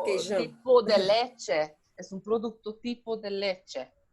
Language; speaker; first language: Spanish; non-native, learner; Hungarian